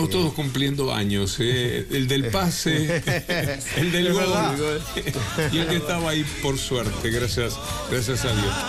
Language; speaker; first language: Spanish; native; Spanish